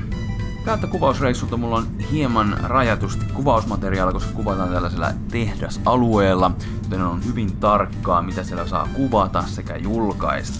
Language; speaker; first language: Finnish; native; Finnish